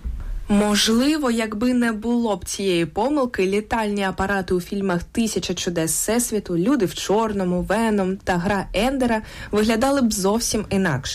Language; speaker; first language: Ukrainian; native; Ukrainian